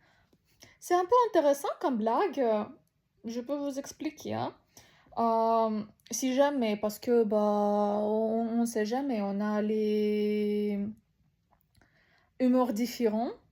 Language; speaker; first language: French; non-native, learner; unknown